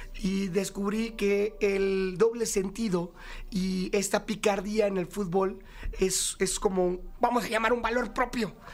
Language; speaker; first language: Spanish; native; Spanish